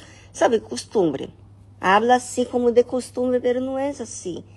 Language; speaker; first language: Portuguese; non-native, learner; Spanish